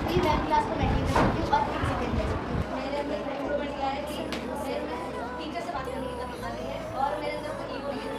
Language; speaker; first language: Hindi; native; Hindi